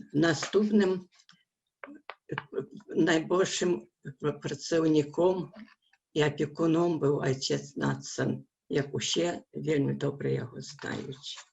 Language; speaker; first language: Belarusian; early bilingual, heritage; Belarusian